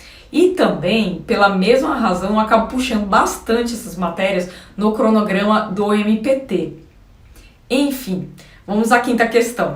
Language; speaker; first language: Portuguese; native; Portuguese